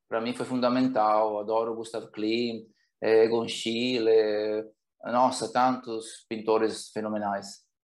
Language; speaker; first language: Portuguese; non-native, fluent; Italian